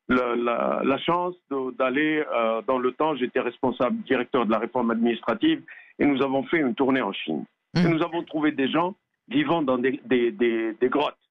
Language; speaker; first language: French; non-native, local second language; Arabic